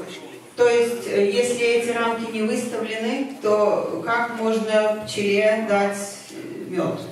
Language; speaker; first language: Russian; native; Russian